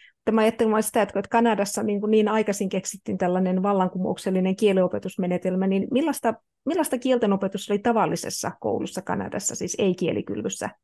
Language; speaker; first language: Finnish; native; Finnish